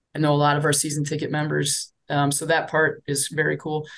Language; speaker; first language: English; native; English